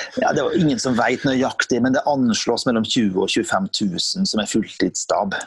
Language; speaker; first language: Norwegian; native; Norwegian